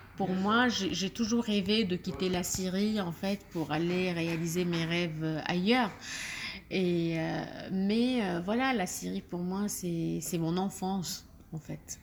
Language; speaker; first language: French; non-native, fluent; Arabic